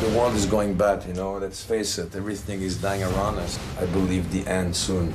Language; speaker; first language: English; non-native, fluent; French